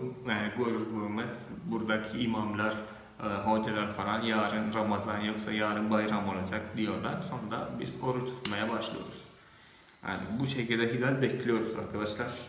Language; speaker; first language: Turkish; non-native, fluent; Malayalam